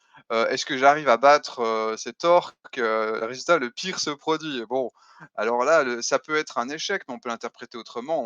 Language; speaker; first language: French; native; French